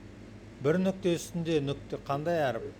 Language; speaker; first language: Kazakh; native; Kazakh